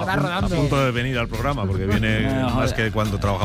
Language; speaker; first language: Spanish; native; Spanish